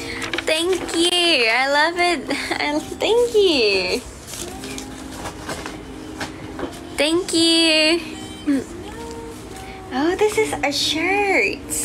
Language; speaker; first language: English; non-native, fluent; Thai